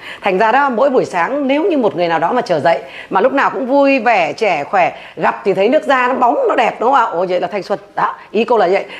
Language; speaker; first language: Vietnamese; native; Vietnamese